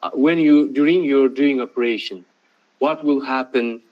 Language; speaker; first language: English; non-native, fluent; Russian